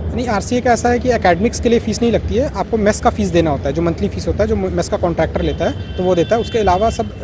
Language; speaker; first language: Hindi; native; Hindi